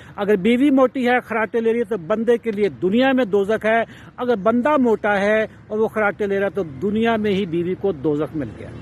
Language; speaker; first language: Urdu; native; Urdu